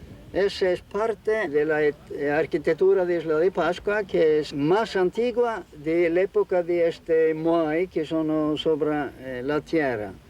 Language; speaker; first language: Spanish; non-native, fluent; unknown